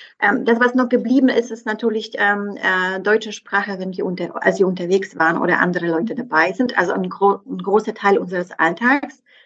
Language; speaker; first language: German; non-native, fluent; Polish